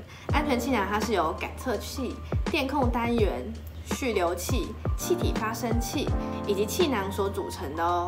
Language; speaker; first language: Chinese; native; Chinese